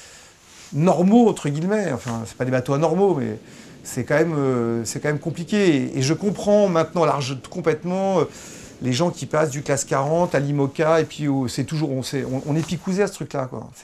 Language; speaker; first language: French; native; French